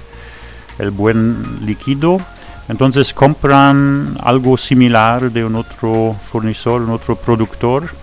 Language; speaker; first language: Spanish; non-native, fluent; French